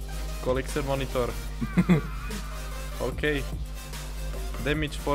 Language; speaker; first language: English; non-native, learner; Slovak